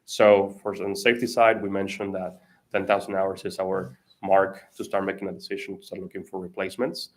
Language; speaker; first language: English; non-native, fluent; Spanish